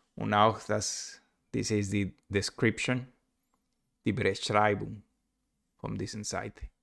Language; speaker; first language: German; non-native, learner; Spanish